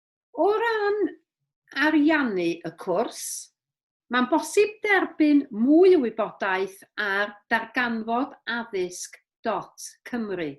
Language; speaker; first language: Welsh; native; Welsh